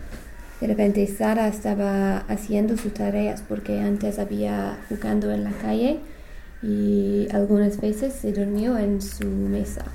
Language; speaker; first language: Spanish; non-native, learner; English